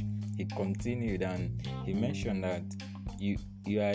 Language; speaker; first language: English; non-native, local second language; Yoruba